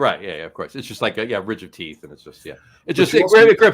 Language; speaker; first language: English; native; English